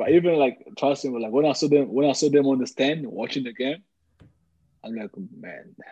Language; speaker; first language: English; early bilingual, other home language; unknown